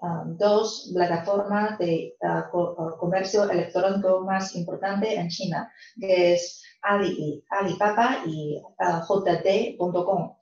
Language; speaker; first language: Spanish; non-native, fluent; Chinese